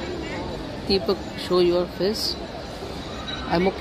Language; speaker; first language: English; non-native, learner; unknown